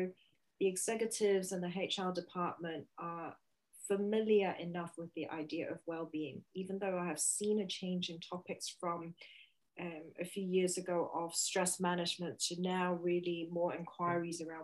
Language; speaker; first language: English; non-native, local second language; Cantonese